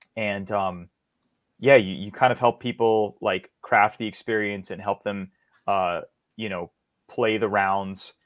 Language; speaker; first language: English; native; English